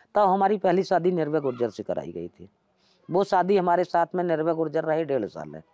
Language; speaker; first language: Hindi; native; Hindi